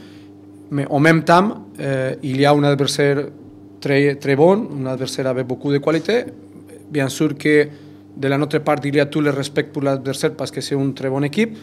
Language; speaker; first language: French; non-native, fluent; Spanish